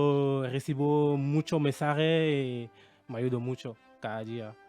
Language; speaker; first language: Spanish; non-native, learner; French